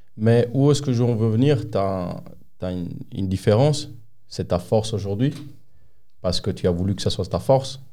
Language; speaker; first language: French; early bilingual, other home language; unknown